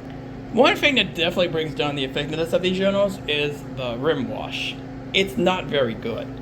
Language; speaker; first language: English; native; English